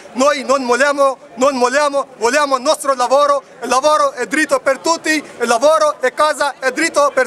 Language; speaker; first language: Italian; non-native, fluent; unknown